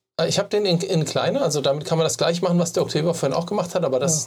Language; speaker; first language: German; native; German